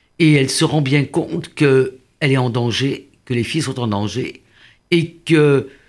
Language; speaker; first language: French; native; French